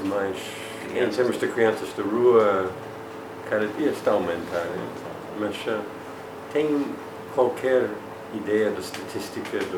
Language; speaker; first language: Portuguese; non-native, fluent; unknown